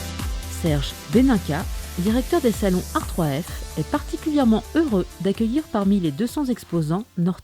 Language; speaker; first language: French; native; French